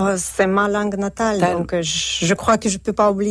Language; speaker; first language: French; non-native, fluent; Russian